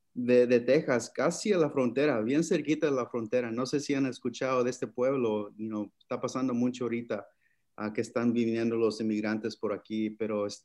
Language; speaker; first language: Spanish; early bilingual, other home language; English